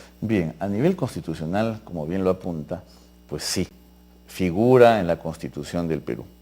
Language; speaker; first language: Spanish; native; Spanish